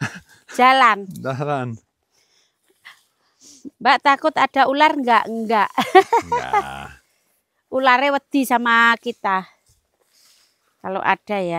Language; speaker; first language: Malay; non-native, local second language; Javanese